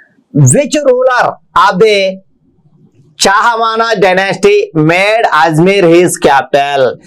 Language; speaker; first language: English; non-native, local second language; Telugu